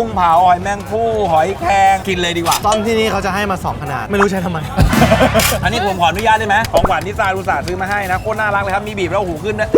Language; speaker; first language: Thai; native; Thai